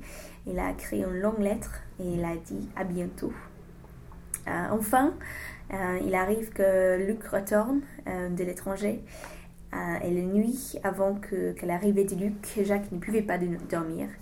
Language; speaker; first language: French; non-native, learner; English